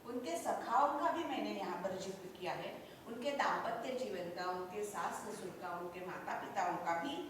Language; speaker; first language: Hindi; non-native, local second language; Marathi